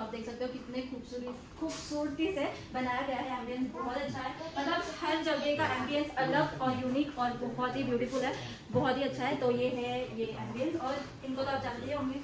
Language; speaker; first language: Hindi; native; Hindi